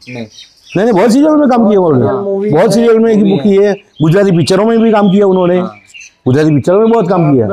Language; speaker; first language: Hindi; non-native, local second language; Gujarati